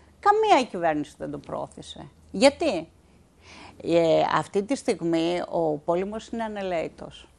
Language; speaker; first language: Greek; native; Greek